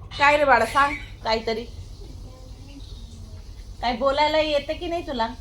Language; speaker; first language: Marathi; non-native, local second language; Hindi